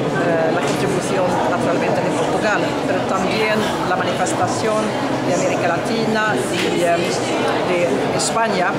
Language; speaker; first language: Spanish; non-native, fluent; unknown